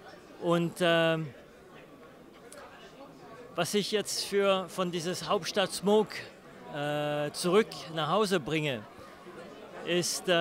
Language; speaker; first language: German; early bilingual, heritage; German